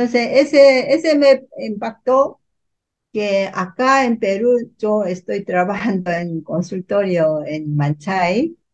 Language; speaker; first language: Spanish; non-native, learner; Korean